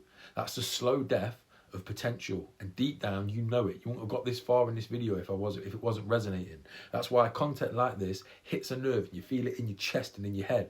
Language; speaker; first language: English; native; English